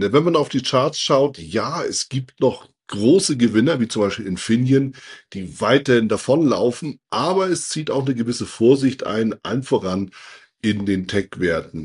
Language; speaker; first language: German; native; German